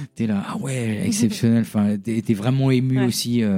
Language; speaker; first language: French; native; French